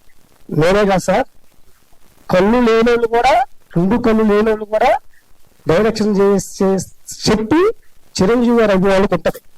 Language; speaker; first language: Telugu; native; Telugu